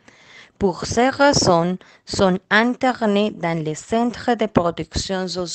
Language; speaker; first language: French; non-native, learner; Spanish